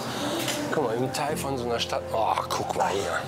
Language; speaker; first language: German; native; German